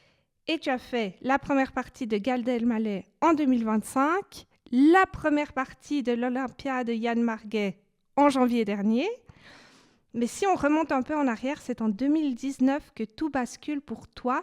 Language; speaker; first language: French; native; French